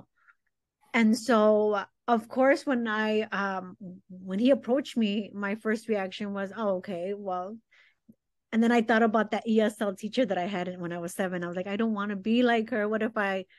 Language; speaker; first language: English; early bilingual, other home language; Spanish